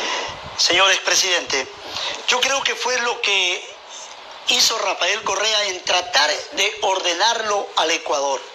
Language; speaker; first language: Spanish; native; Spanish